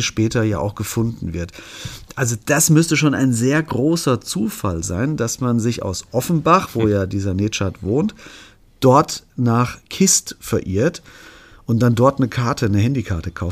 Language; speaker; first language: German; native; German